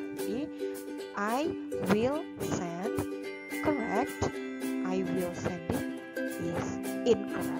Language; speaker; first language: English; non-native, fluent; Indonesian